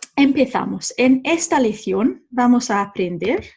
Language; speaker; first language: Spanish; non-native, fluent; English